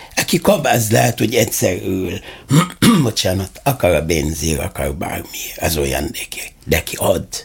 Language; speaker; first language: Hungarian; non-native, fluent; Arabic